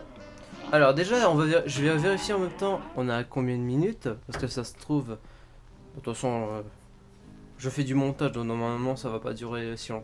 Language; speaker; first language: French; native; French